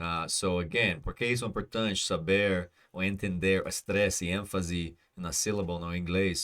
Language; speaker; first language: Portuguese; non-native, learner; English